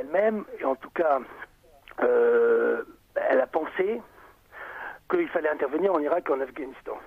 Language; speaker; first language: French; native; French